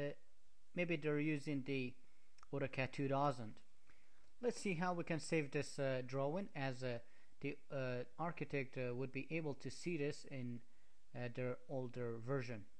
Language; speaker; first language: English; non-native, fluent; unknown